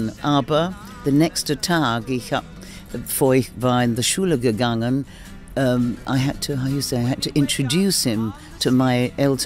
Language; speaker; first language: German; non-native, learner; English